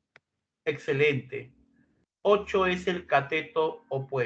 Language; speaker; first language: Spanish; native; Spanish